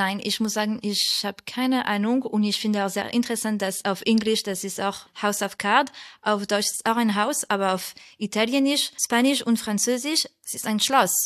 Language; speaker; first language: German; non-native, fluent; French